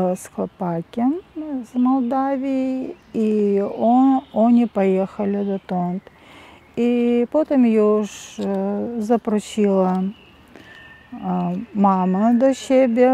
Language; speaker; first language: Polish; non-native, learner; Russian